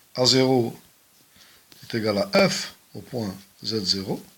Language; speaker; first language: French; non-native, local second language; Arabic